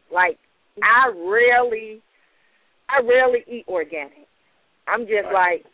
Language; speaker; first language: English; native; English